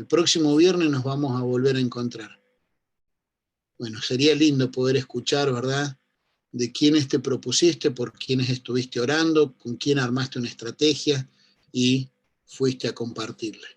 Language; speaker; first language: Spanish; native; Spanish